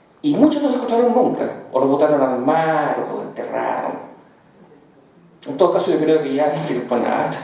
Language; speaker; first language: Spanish; native; Spanish